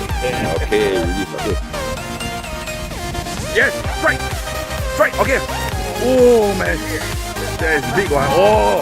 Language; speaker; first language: English; non-native, learner; Thai